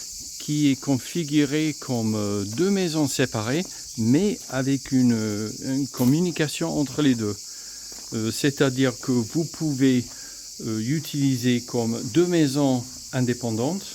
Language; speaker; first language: French; non-native, fluent; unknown